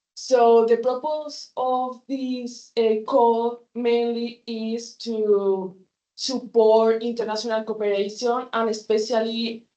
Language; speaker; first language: English; non-native, fluent; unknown